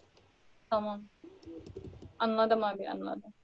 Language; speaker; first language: Turkish; non-native, learner; Indonesian